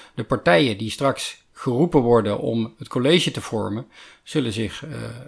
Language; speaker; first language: Dutch; native; Dutch